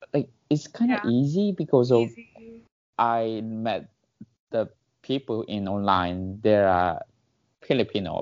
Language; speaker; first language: English; non-native, fluent; Korean